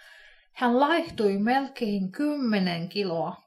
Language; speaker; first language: Finnish; non-native, fluent; Russian